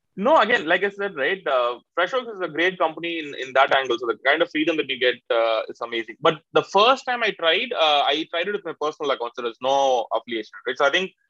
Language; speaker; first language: English; non-native, local second language; Tamil